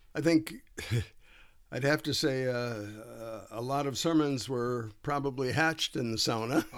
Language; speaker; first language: English; native; English